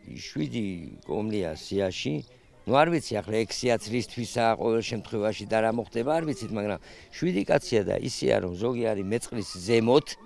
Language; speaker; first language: Georgian; native; Georgian